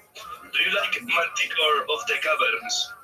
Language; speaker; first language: English; non-native, learner; Spanish